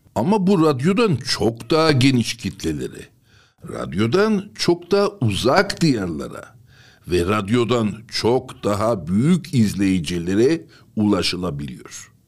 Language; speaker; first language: Turkish; non-native, local second language; Armenian